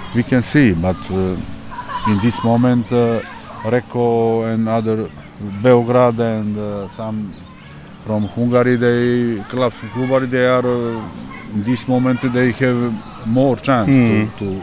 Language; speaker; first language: English; non-native, learner; Serbian